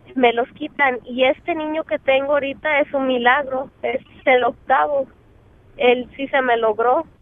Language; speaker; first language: Spanish; native; Spanish